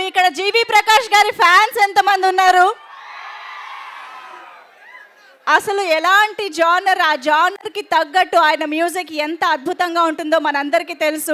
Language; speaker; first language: Telugu; native; Telugu